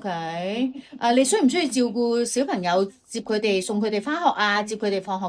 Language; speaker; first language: Cantonese; native; Cantonese